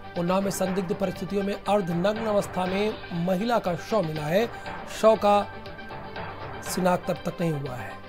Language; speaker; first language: Hindi; native; Hindi